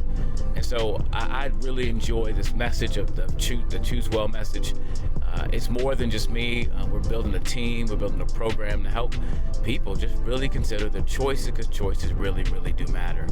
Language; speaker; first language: English; native; English